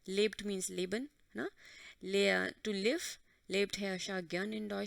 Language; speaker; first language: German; non-native, fluent; Hindi